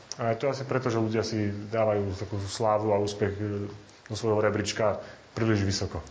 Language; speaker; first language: Slovak; native; Slovak